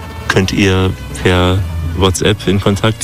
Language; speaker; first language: German; native; German